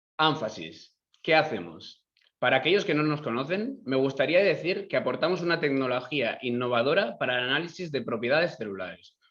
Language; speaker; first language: Spanish; native; Spanish